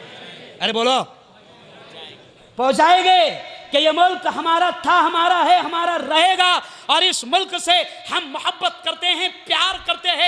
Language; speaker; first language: Urdu; native; Urdu